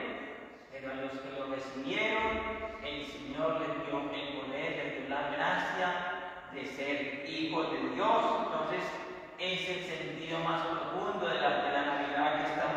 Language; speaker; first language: Spanish; native; Spanish